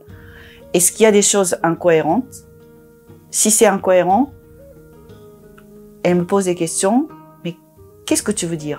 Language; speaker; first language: French; non-native, fluent; Japanese